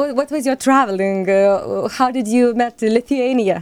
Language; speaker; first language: English; non-native, learner; Lithuanian